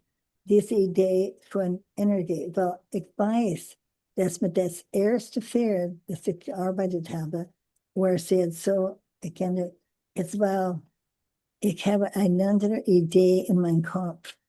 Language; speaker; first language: German; non-native, learner; English